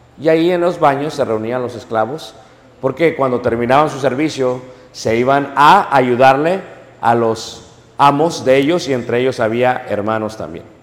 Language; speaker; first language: Spanish; native; Spanish